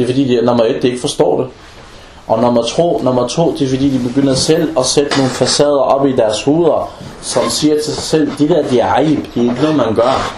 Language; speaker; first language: Danish; non-native, fluent; Arabic